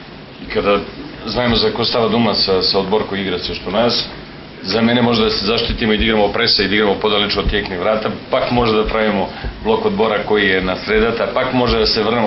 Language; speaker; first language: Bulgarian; non-native, learner; Serbian